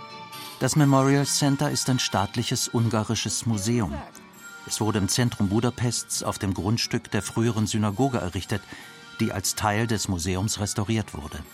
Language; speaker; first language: German; native; German